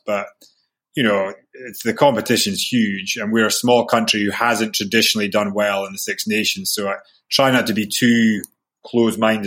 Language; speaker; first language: English; native; English